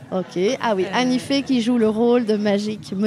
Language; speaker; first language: French; native; French